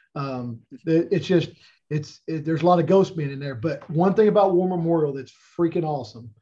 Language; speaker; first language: English; native; English